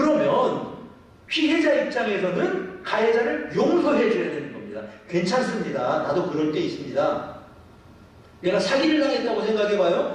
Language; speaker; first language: Korean; native; Korean